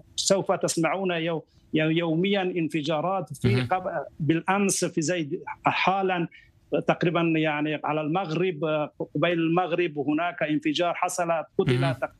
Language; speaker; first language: Arabic; non-native, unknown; Persian